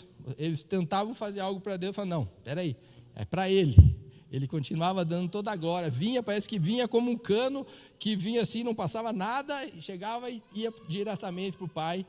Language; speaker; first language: Portuguese; native; Portuguese